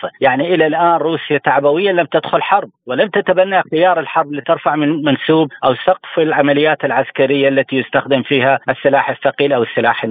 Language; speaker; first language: Arabic; native; Arabic